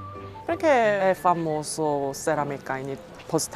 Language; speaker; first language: Italian; non-native, learner; Korean